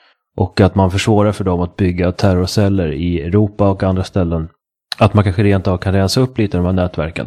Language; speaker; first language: Swedish; native; Swedish